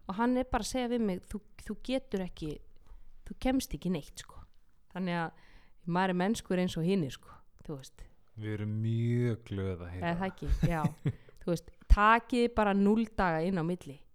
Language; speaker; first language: Icelandic; native; Icelandic